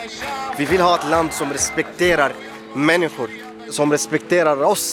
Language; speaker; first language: Swedish; non-native, fluent; Arabic